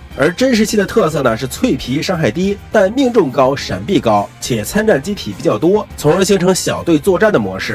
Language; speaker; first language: Chinese; native; Chinese